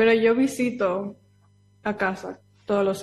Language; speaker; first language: Spanish; early bilingual, heritage; Spanish